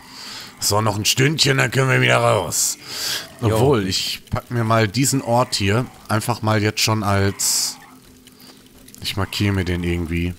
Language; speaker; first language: German; native; German